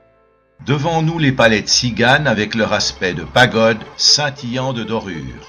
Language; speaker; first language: French; native; French